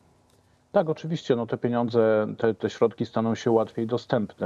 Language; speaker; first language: Polish; native; Polish